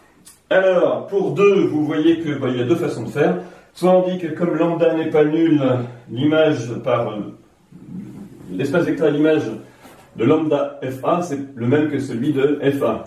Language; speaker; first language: French; native; French